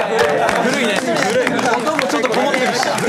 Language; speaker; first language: Japanese; native; Japanese